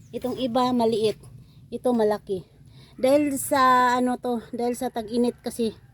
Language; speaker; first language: Filipino; non-native, local second language; Cebuano